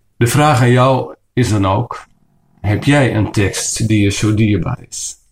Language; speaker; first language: Dutch; non-native, local second language; Western Frisian